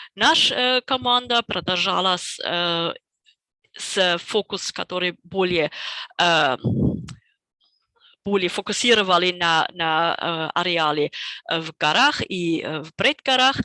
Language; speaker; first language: Russian; non-native, fluent; German